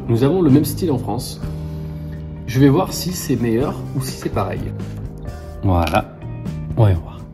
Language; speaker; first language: French; native; French